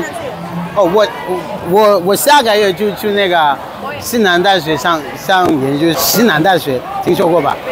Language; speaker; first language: Chinese; non-native, fluent; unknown